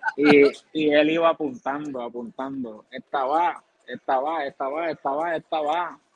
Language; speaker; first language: Spanish; native; Spanish